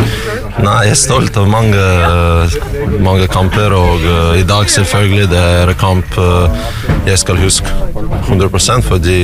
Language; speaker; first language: Norwegian; non-native, fluent; Russian